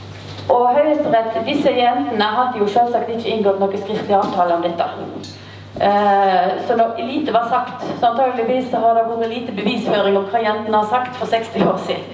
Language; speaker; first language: Norwegian; native; Norwegian